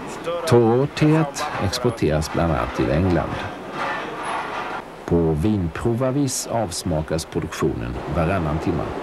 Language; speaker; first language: Swedish; native; Swedish